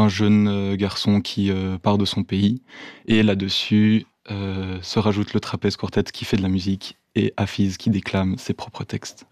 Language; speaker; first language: French; native; French